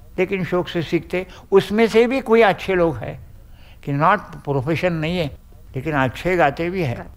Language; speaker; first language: Hindi; non-native, local second language; Marathi